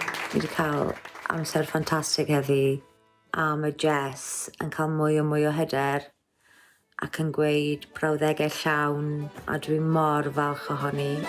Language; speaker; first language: Welsh; native; Welsh